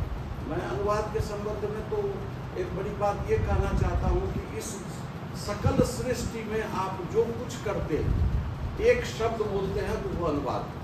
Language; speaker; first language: Hindi; native; Hindi